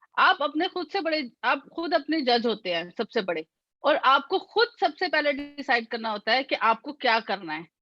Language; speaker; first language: Urdu; native; Urdu